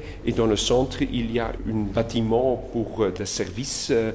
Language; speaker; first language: French; non-native, local second language; Dutch